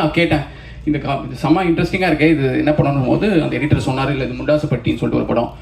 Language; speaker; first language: Tamil; native; Tamil